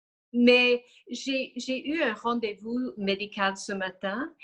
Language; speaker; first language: French; non-native, fluent; English